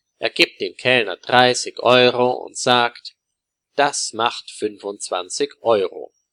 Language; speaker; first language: German; native; German